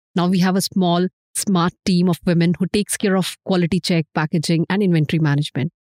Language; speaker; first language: English; non-native, local second language; Hindi